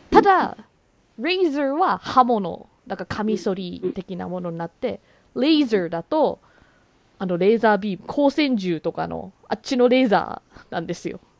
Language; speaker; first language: Japanese; early bilingual, heritage; Japanese